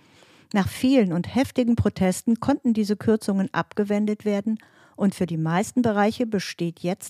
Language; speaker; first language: German; native; German